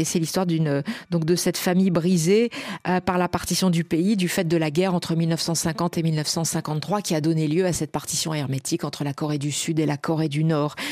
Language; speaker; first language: French; native; French